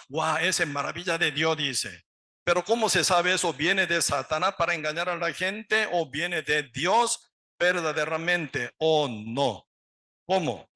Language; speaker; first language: Spanish; non-native, learner; Korean